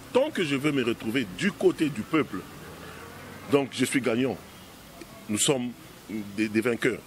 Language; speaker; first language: French; non-native, local second language; Lingala